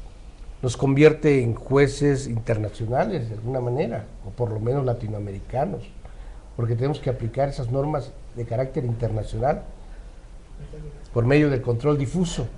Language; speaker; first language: Spanish; native; Spanish